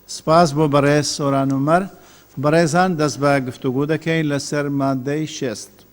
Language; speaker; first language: Central Kurdish; non-native, local second language; Kurdish